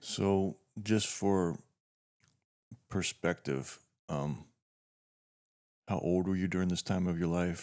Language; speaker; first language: English; native; English